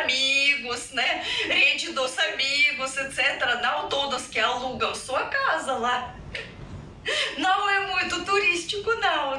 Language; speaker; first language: Portuguese; non-native, fluent; Russian